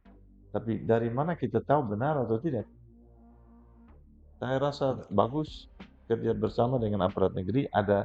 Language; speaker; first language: Indonesian; non-native, fluent; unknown